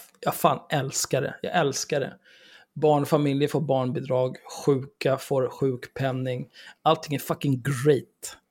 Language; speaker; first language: Swedish; native; Swedish